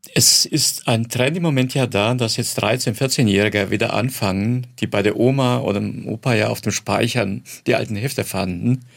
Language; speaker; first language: German; non-native, fluent; Croatian